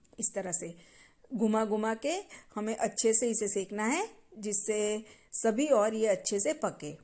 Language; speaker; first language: Hindi; non-native, local second language; Gujarati